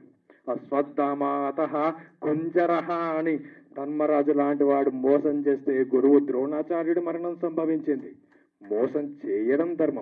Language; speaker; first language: Telugu; native; Telugu